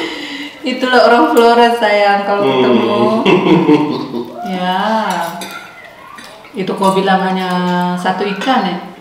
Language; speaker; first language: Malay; non-native, local second language; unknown